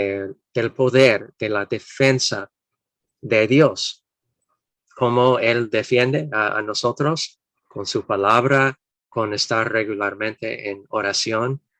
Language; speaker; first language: Spanish; non-native, fluent; English